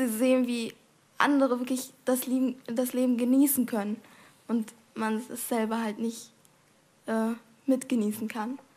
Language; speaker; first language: German; non-native, fluent; Arabic